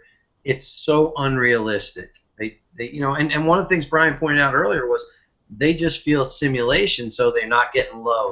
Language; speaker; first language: English; native; English